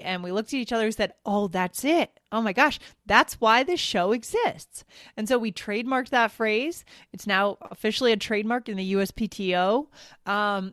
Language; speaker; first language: English; native; English